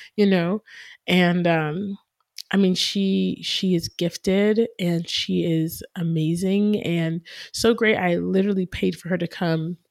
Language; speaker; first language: English; native; English